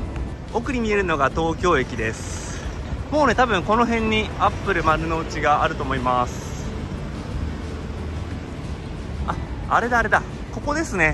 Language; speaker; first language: Japanese; native; Japanese